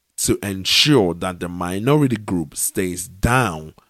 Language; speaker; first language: English; non-native, local second language; Akan